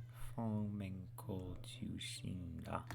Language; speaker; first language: Chinese; non-native, learner; English